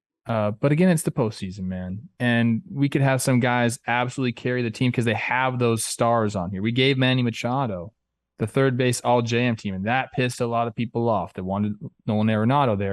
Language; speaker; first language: English; native; English